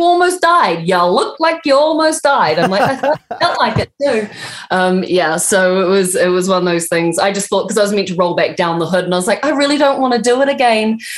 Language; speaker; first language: English; native; English